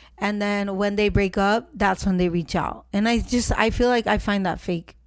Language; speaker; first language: English; early bilingual, other home language; Spanish